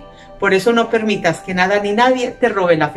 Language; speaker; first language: Spanish; native; Spanish